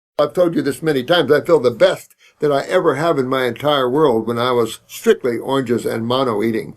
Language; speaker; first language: English; native; English